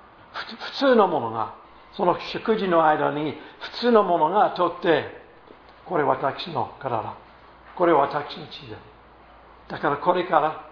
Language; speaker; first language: Japanese; non-native, fluent; English